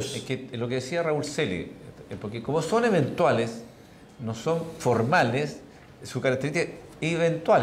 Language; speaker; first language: Spanish; native; Spanish